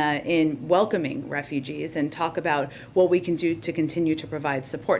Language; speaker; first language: English; native; English